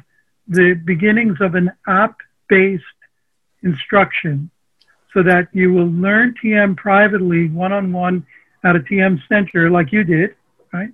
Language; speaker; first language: English; early bilingual, other home language; Armenian